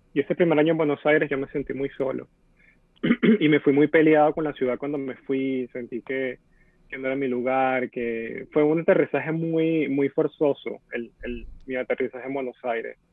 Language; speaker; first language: Spanish; native; Spanish